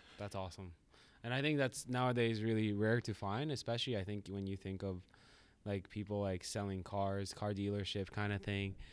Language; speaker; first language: English; non-native, fluent; Japanese